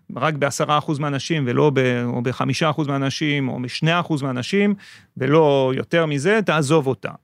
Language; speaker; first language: Hebrew; non-native, fluent; French